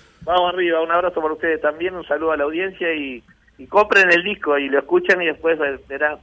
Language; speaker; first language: Spanish; native; Spanish